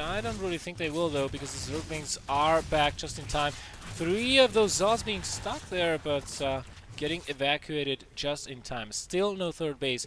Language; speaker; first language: English; non-native, fluent; Dutch